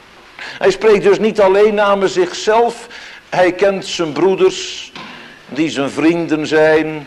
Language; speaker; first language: Dutch; native; Dutch